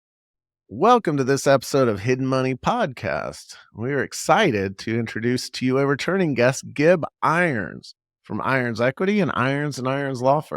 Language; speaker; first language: English; native; English